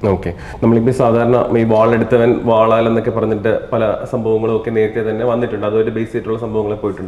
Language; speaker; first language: Malayalam; native; Malayalam